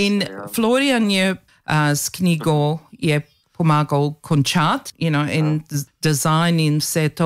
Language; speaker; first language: Slovenian; early bilingual, heritage; Slovenian